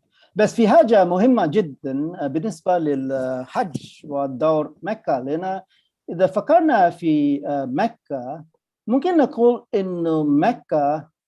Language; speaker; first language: Arabic; non-native, fluent; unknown